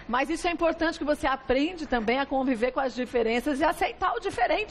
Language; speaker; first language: Portuguese; native; Portuguese